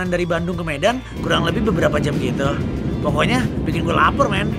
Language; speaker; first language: Indonesian; native; Indonesian